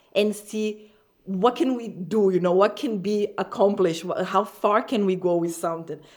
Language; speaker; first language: English; non-native, fluent; Portuguese